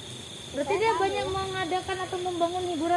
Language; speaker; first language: Indonesian; native; Indonesian